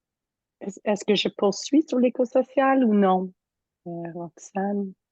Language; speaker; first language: French; native; French